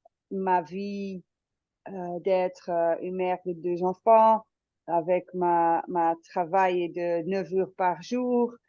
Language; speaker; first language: French; non-native, fluent; Dutch